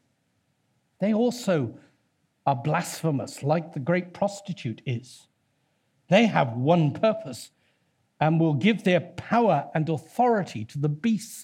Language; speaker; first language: English; native; English